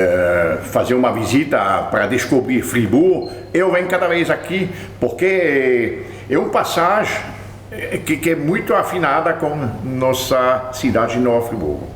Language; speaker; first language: Portuguese; non-native, fluent; French